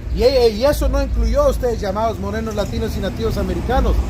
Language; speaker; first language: Spanish; early bilingual, other home language; English